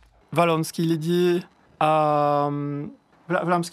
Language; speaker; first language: Czech; non-native, fluent; French